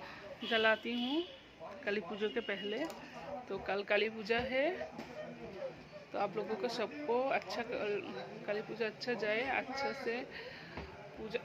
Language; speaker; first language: Hindi; non-native, local second language; Bangla